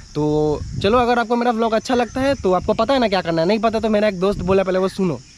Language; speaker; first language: Hindi; non-native, local second language; Bangla